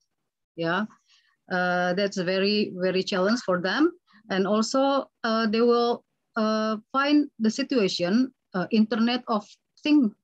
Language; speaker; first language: English; non-native, fluent; Indonesian